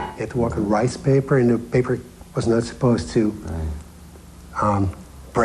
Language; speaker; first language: English; non-native, fluent; Dutch